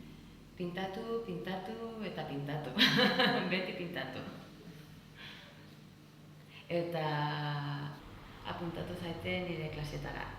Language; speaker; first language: Basque; non-native, learner; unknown